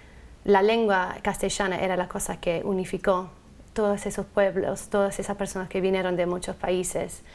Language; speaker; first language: Spanish; non-native, fluent; English